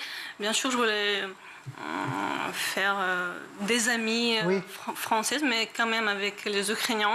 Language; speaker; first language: French; non-native, learner; Ukrainian